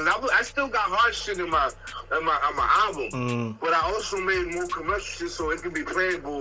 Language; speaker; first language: English; early bilingual, other home language; Spanish